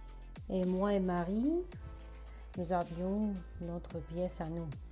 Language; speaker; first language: French; non-native, learner; Russian